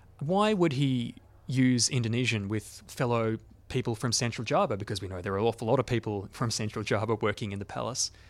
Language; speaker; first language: English; native; English